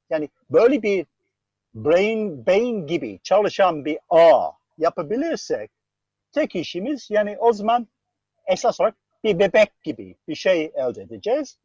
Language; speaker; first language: Turkish; non-native, fluent; English